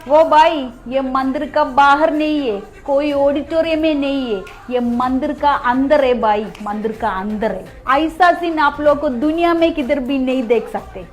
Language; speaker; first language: Hindi; non-native, local second language; Malayalam